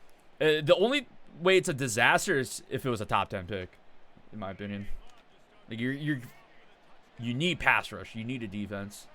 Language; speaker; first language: English; native; English